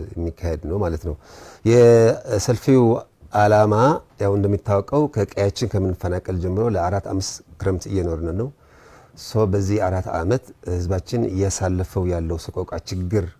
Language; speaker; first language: Amharic; non-native, local second language; Tigrinya